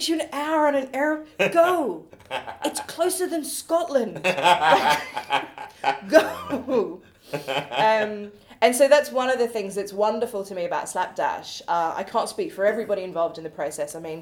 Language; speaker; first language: English; native; English